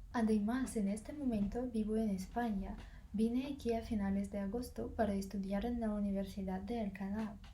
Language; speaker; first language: Spanish; non-native, fluent; Russian